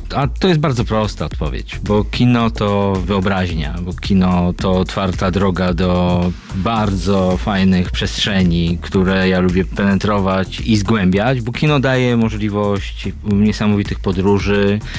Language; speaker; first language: Polish; native; Polish